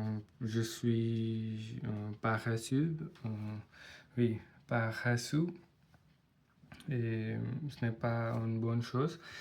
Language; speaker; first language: French; non-native, learner; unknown